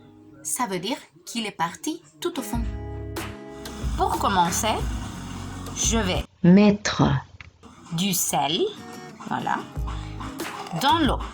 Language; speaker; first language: French; non-native, fluent; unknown